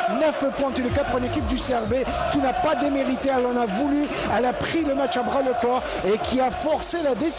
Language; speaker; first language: French; non-native, local second language; Arabic